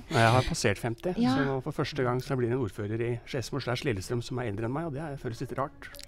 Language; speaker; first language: Norwegian; native; Norwegian